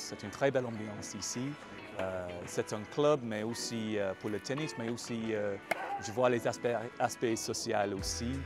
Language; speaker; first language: French; non-native, fluent; English